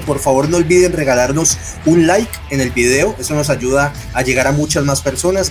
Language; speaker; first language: Spanish; native; Spanish